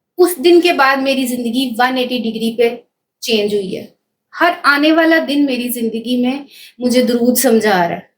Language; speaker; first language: Urdu; non-native, local second language; Punjabi